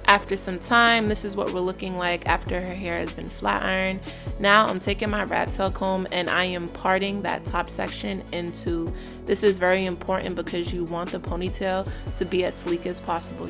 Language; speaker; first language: English; native; English